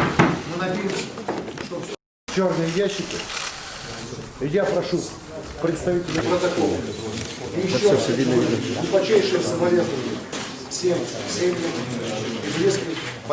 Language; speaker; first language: Russian; native; Russian